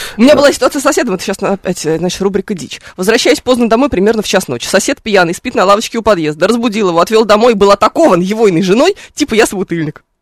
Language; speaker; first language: Russian; native; Russian